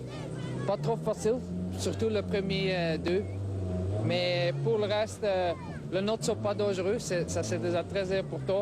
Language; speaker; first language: French; non-native, local second language; Dutch